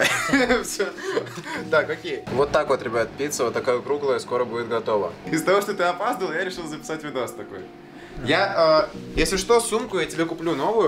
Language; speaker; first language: Russian; native; Russian